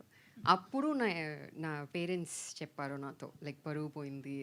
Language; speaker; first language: Telugu; non-native, fluent; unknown